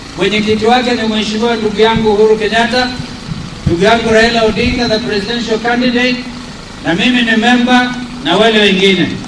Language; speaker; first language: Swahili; non-native, local second language; Kamba